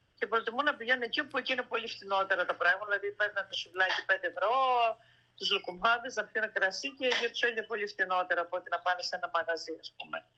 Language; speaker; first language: Greek; native; Greek